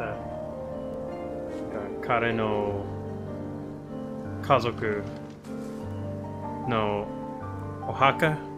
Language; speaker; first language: Japanese; non-native, learner; English